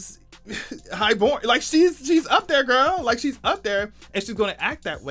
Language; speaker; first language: English; native; English